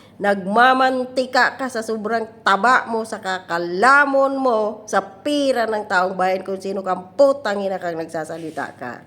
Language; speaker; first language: Filipino; non-native, local second language; Cebuano